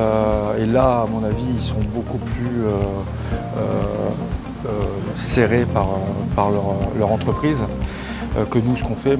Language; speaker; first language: French; native; French